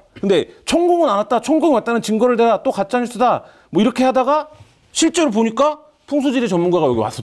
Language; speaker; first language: Korean; native; Korean